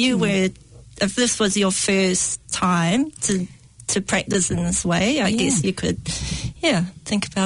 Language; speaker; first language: English; native; English